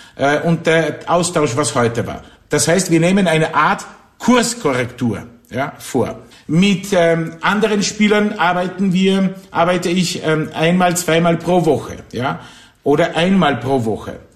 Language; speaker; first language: German; non-native, fluent; Polish